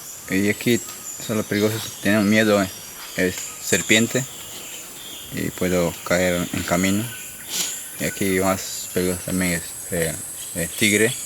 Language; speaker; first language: Spanish; non-native, local second language; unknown